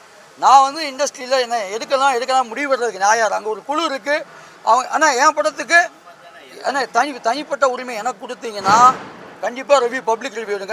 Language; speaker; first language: Tamil; native; Tamil